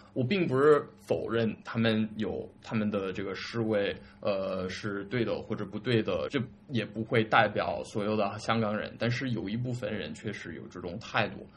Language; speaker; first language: Chinese; early bilingual, other home language; English